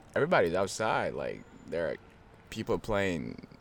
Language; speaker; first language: English; early bilingual, other home language; Amharic